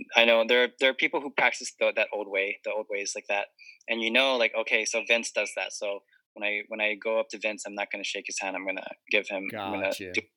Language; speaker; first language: English; native; English